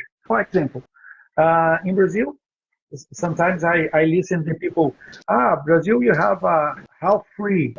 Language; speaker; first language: English; non-native, learner; Portuguese